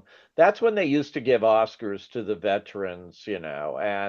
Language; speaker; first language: English; native; English